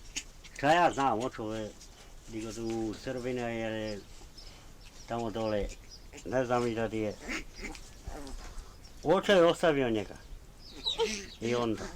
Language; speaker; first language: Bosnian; non-native, local second language; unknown